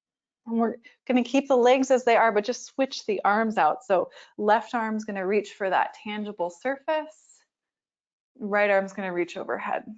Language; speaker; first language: English; native; English